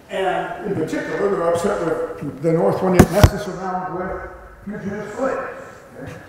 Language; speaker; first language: English; native; English